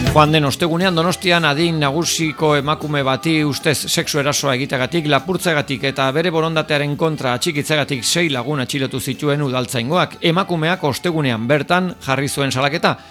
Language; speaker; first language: Basque; native; Basque